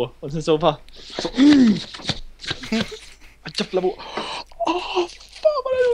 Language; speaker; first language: Swedish; native; Swedish